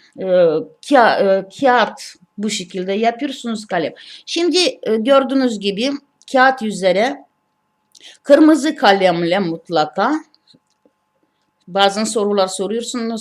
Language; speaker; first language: Turkish; non-native, learner; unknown